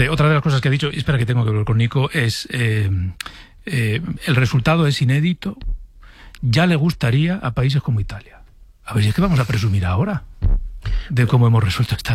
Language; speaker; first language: Spanish; native; Spanish